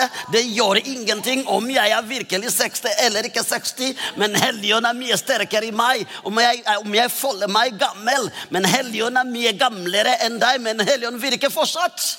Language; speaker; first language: Norwegian; non-native, fluent; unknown